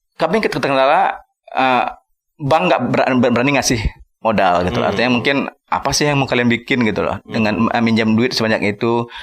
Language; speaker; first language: Indonesian; non-native, local second language; Minangkabau